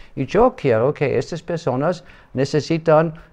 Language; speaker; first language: Spanish; non-native, learner; German